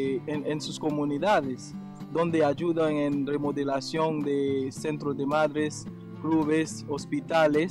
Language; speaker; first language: Spanish; non-native, fluent; Haitian Creole